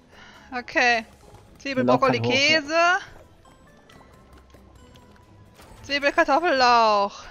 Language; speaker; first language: German; native; German